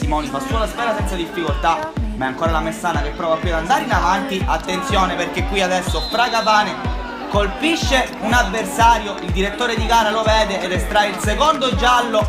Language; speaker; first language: Italian; native; Italian